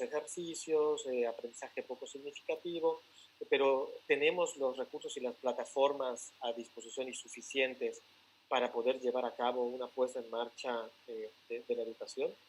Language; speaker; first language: Spanish; native; Spanish